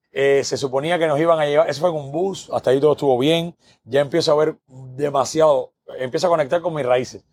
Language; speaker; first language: Spanish; native; Spanish